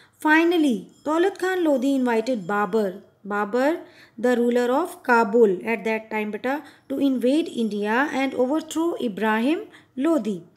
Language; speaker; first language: English; non-native, local second language; Hindi